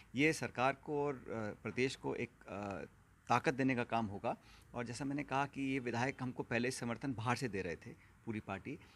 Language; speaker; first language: Hindi; native; Hindi